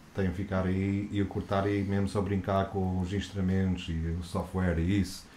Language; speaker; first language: Portuguese; non-native, fluent; English